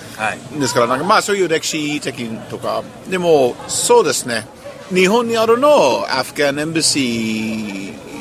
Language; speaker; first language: Japanese; non-native, fluent; English